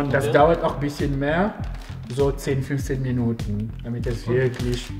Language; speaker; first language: German; non-native, fluent; Ewe